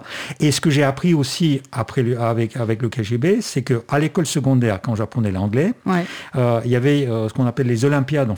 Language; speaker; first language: French; non-native, fluent; Russian